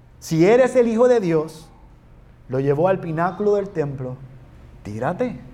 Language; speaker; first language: Spanish; non-native, fluent; English